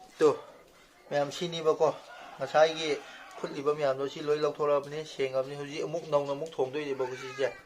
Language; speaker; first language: Manipuri; non-native, local second language; Rongmei Naga